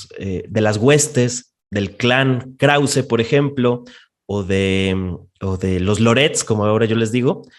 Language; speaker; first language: Spanish; native; Spanish